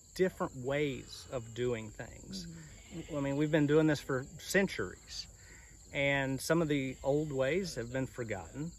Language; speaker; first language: English; native; English